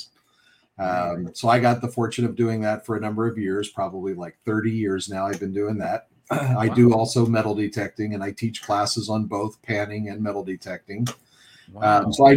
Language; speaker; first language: English; native; English